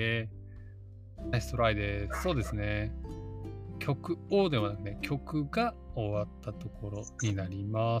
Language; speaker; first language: Japanese; native; Japanese